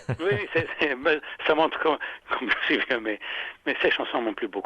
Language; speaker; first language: French; non-native, fluent; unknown